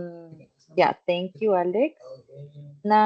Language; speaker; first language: English; non-native, fluent; Spanish